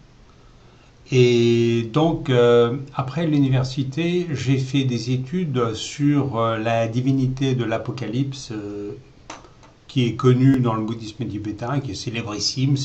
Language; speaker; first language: French; native; French